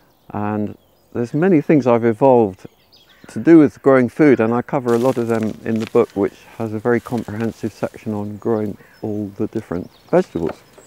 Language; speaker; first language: English; native; English